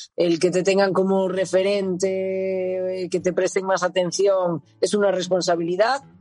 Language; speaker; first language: Spanish; native; Spanish